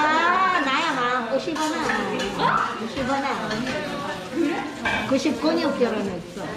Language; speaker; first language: Korean; non-native, learner; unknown